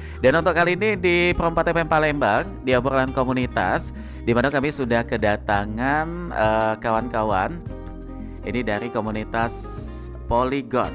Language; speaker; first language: Indonesian; native; Indonesian